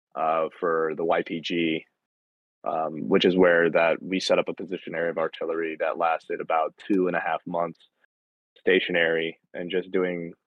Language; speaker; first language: English; native; English